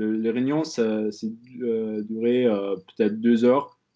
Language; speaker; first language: French; non-native, learner; German